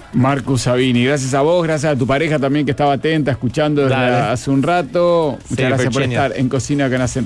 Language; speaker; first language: Spanish; native; Spanish